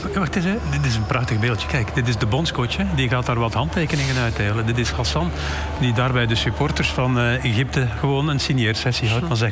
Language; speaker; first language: Dutch; native; Dutch